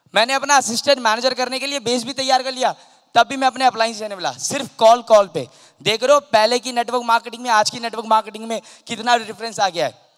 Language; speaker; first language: Hindi; non-native, local second language; Urdu